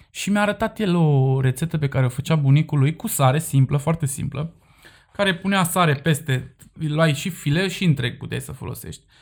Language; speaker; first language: Romanian; native; Romanian